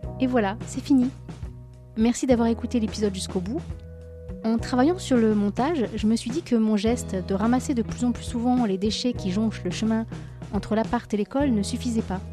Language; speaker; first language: French; native; French